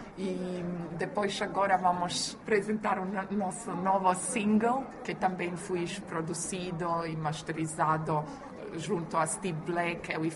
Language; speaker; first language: Portuguese; non-native, fluent; Croatian